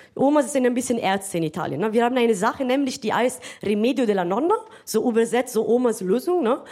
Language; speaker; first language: German; non-native, fluent; Italian